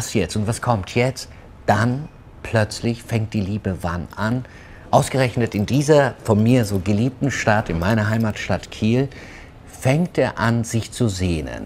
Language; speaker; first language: German; early bilingual, other home language; Turkish